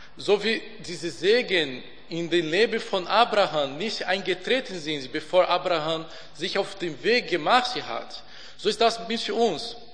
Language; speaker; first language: German; non-native, fluent; Portuguese